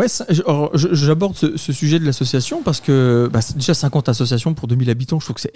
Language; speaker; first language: French; native; French